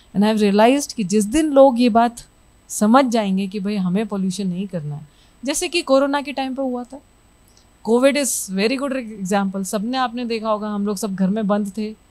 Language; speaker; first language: Hindi; native; Hindi